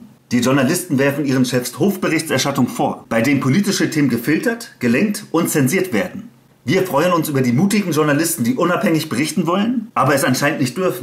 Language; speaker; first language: German; native; German